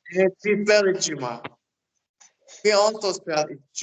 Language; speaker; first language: English; non-native, learner; Turkish